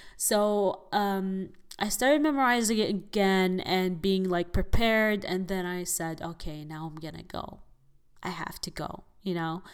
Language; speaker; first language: English; non-native, fluent; Arabic